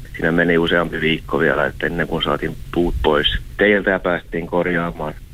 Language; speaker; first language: Finnish; non-native, local second language; Swedish